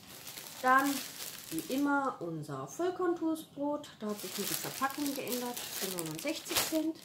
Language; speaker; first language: German; native; German